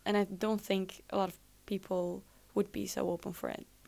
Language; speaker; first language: English; non-native, fluent; Dutch